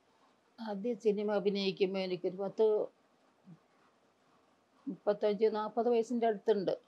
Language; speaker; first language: Malayalam; native; Malayalam